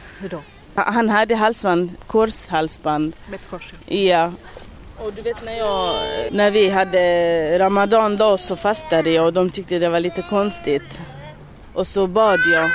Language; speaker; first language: Swedish; early bilingual, other home language; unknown